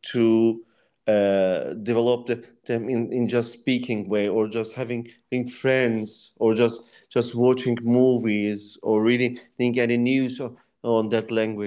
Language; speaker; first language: English; non-native, learner; Turkish